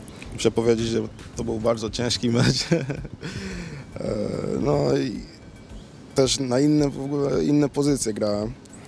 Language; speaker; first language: Polish; early bilingual, other home language; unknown